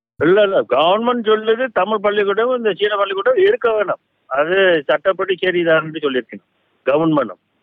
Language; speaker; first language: Tamil; native; Tamil